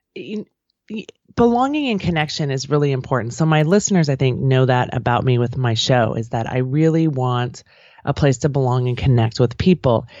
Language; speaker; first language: English; native; English